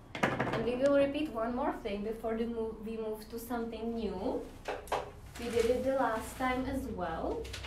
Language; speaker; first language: English; non-native, fluent; Czech